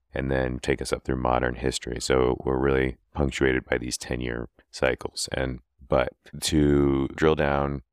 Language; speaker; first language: English; native; English